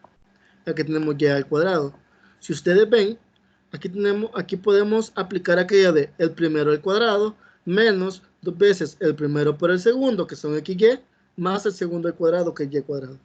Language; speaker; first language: Spanish; native; Spanish